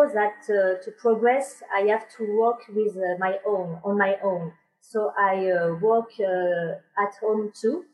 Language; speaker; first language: English; non-native, learner; French